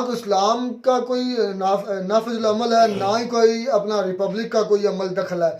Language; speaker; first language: Urdu; non-native, local second language; Kashmiri